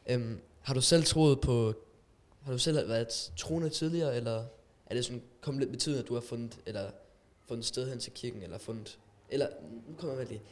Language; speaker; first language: Danish; non-native, local second language; German